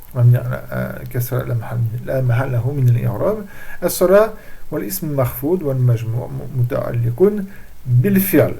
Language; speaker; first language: Arabic; non-native, fluent; French